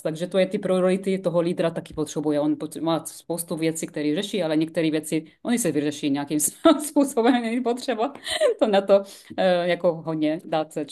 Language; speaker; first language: Czech; non-native, fluent; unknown